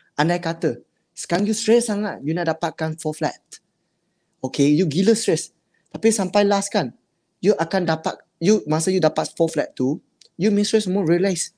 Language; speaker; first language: Malay; non-native, local second language; Chinese